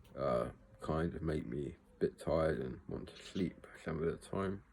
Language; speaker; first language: English; native; English